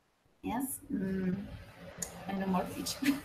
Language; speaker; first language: English; non-native, learner; Spanish